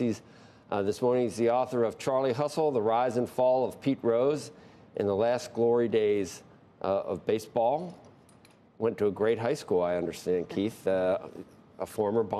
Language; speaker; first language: English; native; English